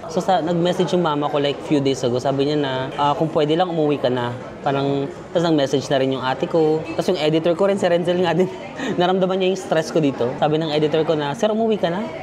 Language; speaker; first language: Filipino; non-native, local second language; Cebuano